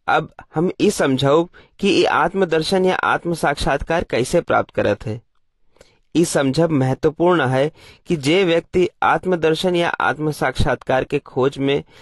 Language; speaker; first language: Hindi; native; Hindi